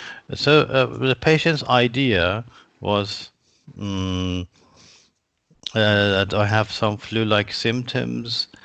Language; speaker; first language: English; non-native, fluent; Persian